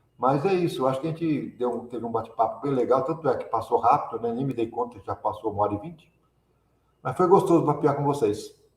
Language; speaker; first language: Portuguese; early bilingual, other home language; Italian